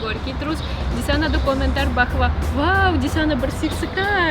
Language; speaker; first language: Indonesian; non-native, fluent; Russian